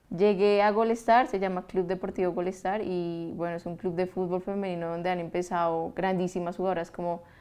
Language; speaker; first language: Spanish; native; Spanish